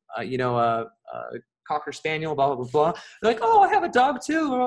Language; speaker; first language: English; native; English